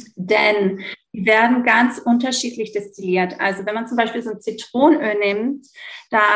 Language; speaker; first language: German; early bilingual, heritage; Greek